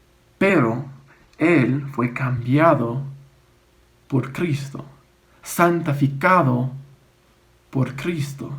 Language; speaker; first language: Spanish; non-native, fluent; English